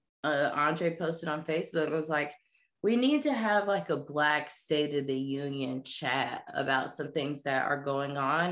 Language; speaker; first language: English; native; English